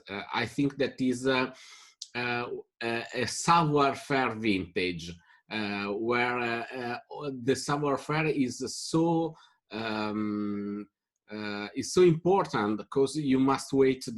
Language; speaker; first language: English; non-native, fluent; Italian